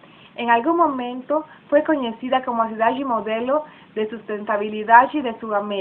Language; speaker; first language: Portuguese; non-native, learner; Spanish